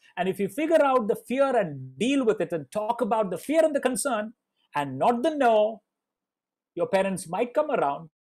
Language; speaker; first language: English; non-native, local second language; Malayalam